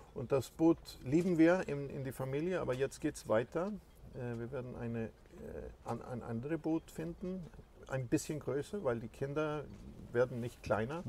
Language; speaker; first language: German; non-native, fluent; Swedish